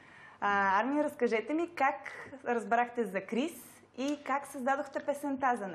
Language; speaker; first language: Bulgarian; native; Bulgarian